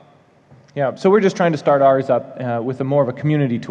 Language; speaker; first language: English; native; English